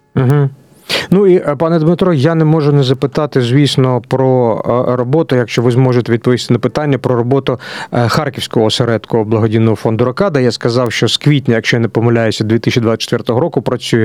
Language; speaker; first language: Ukrainian; native; Ukrainian